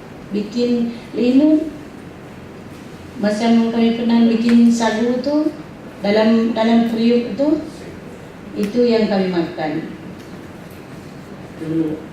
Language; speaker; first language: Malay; non-native, local second language; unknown